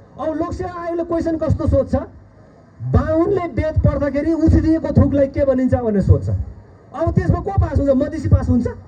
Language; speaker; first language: Nepali; non-native, local second language; Eastern Tamang